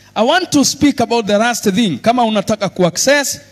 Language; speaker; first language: English; non-native, local second language; Swahili